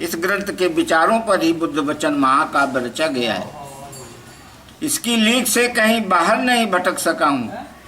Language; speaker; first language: Hindi; native; Hindi